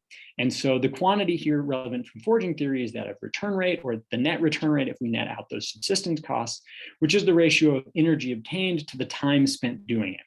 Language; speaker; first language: English; native; English